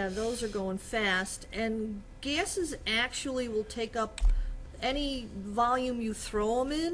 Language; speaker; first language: English; native; English